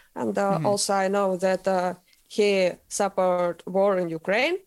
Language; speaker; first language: English; non-native, learner; Russian